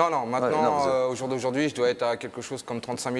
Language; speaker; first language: French; native; French